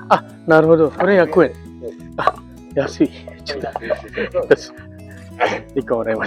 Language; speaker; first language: Japanese; non-native, fluent; Indonesian